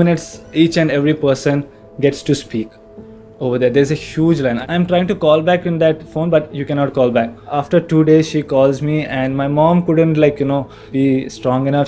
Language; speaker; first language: English; non-native, local second language; Kashmiri